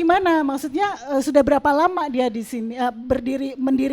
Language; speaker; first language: Indonesian; native; Indonesian